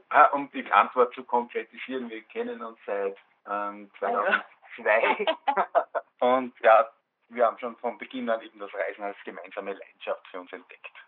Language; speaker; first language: German; native; German